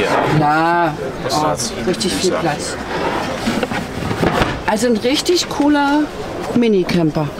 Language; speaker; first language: German; native; German